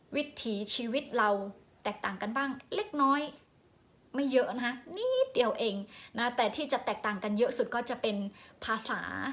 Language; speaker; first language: Thai; non-native, local second language; Shan